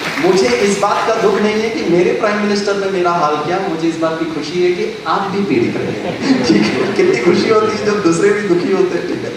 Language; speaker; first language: Hindi; non-native, local second language; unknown